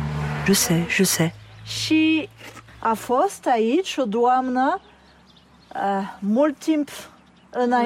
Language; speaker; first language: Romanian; non-native, learner; French